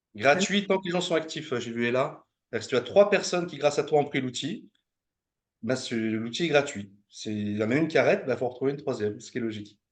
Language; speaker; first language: French; native; French